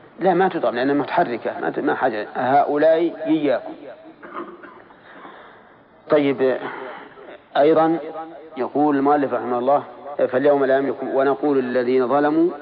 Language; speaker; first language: Arabic; native; Arabic